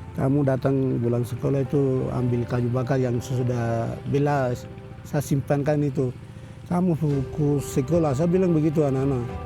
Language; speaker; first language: Indonesian; non-native, local second language; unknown